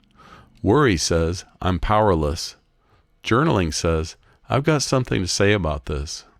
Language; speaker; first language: English; native; English